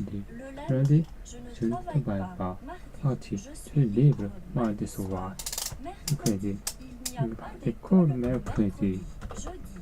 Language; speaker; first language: French; non-native, learner; Japanese